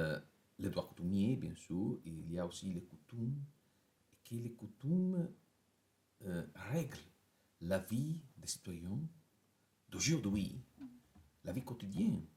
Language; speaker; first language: French; non-native, fluent; Italian